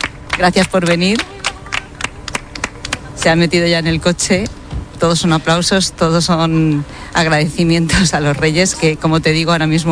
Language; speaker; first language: Spanish; native; Spanish